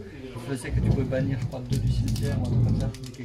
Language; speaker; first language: French; native; French